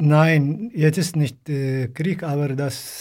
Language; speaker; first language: German; non-native, learner; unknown